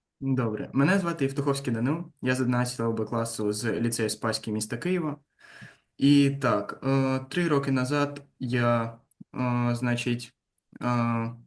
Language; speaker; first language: Ukrainian; non-native, local second language; Russian